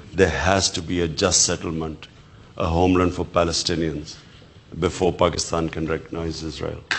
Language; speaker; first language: English; non-native, local second language; Urdu